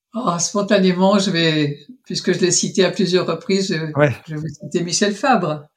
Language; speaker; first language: French; native; French